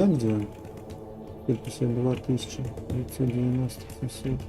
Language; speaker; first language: Russian; native; Russian